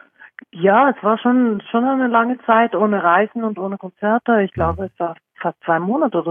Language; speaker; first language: German; non-native, fluent; Norwegian